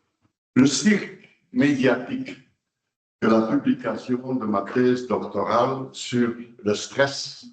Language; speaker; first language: French; non-native, local second language; Dutch